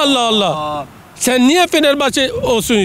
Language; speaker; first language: Turkish; non-native, learner; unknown